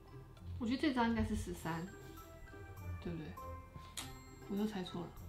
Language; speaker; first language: Chinese; native; Chinese